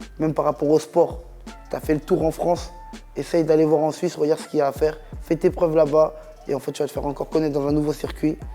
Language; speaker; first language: French; native; French